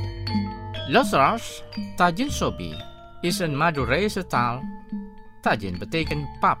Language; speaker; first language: Dutch; non-native, fluent; Indonesian